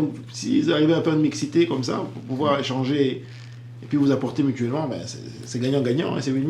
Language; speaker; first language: French; native; French